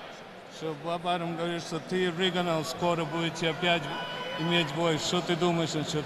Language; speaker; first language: Russian; non-native, learner; English